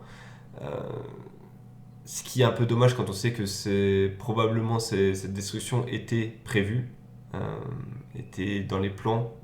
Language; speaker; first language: French; native; French